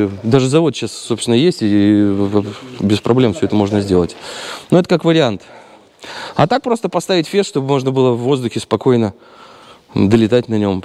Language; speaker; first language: Russian; native; Russian